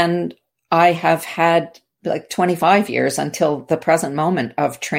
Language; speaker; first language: English; native; English